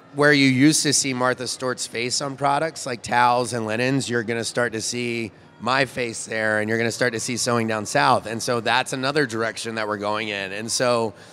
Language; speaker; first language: English; native; English